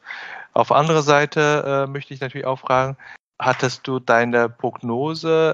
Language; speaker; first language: German; non-native, fluent; Chinese